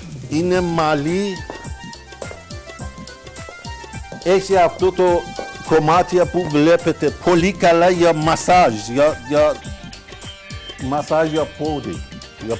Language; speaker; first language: Greek; non-native, fluent; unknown